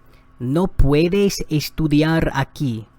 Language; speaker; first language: Spanish; non-native, fluent; English